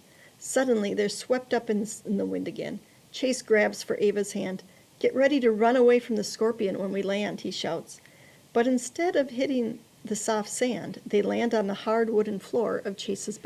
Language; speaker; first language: English; native; English